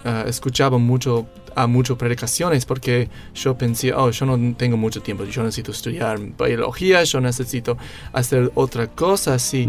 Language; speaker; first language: Spanish; non-native, learner; English